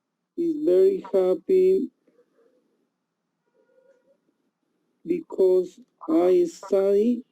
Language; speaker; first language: English; non-native, learner; Spanish